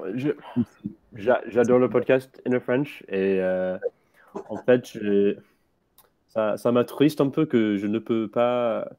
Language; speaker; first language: French; non-native, fluent; English